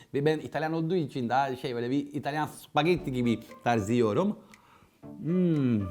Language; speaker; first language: Turkish; non-native, learner; Italian